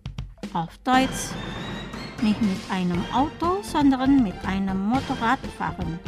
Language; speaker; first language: German; non-native, fluent; Indonesian